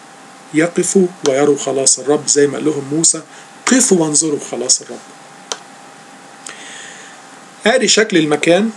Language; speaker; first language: Arabic; native; Arabic